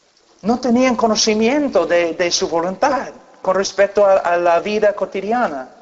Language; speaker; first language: Spanish; non-native, fluent; English